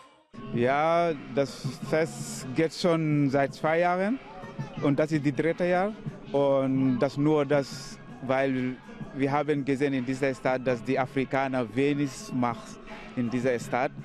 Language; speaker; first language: German; non-native, learner; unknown